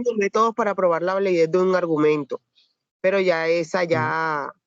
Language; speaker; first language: Spanish; native; Spanish